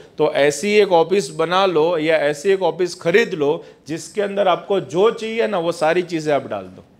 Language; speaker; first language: Hindi; non-native, local second language; Gujarati